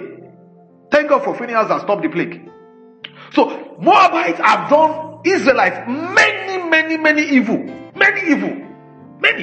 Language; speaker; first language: English; non-native, local second language; Yoruba